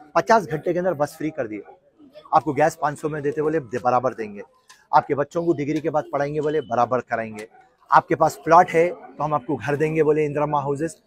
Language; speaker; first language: Hindi; non-native, local second language; Urdu